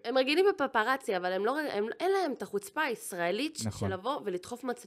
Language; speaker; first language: Hebrew; native; Hebrew